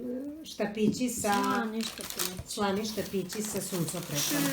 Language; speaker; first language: Bosnian; native; Bosnian